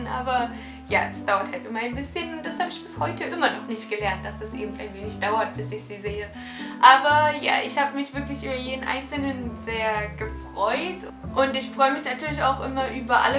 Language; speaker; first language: German; native; German